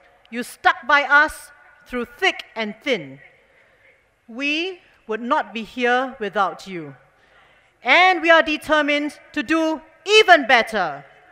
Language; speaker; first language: English; native; English